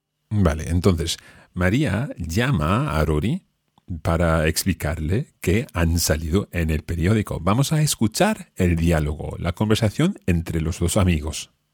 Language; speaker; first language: Spanish; non-native, fluent; English